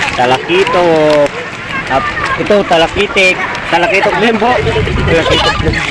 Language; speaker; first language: Filipino; native; Filipino